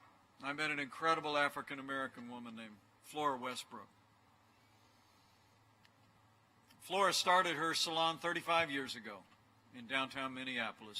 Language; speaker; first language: English; native; English